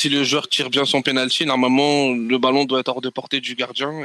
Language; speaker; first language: French; native; French